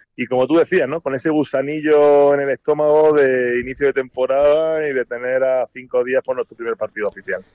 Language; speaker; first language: Spanish; native; Spanish